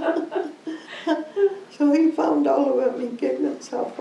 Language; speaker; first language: English; early bilingual, other home language; Spanish